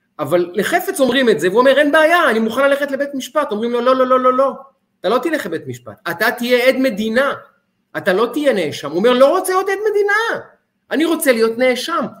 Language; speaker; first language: Hebrew; native; Hebrew